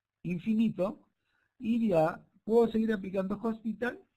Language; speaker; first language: Spanish; native; Spanish